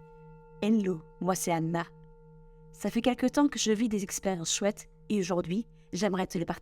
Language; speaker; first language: French; native; French